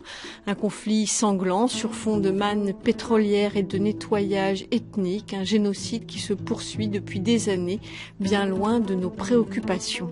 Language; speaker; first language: French; native; French